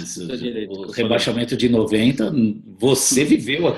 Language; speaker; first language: Portuguese; native; Portuguese